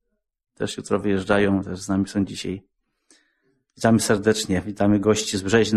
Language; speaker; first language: Polish; native; Polish